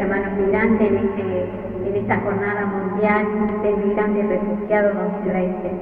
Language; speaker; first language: Spanish; native; Spanish